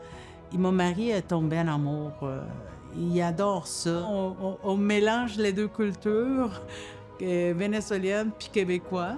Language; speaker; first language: French; non-native, fluent; Spanish